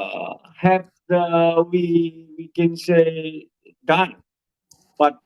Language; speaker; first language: English; non-native, learner; Indonesian